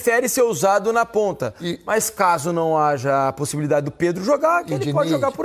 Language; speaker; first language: Portuguese; native; Portuguese